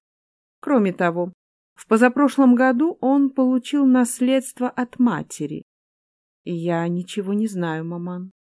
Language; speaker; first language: Russian; native; Russian